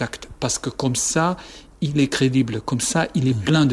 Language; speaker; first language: French; non-native, fluent; German